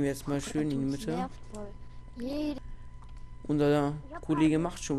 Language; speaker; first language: German; native; German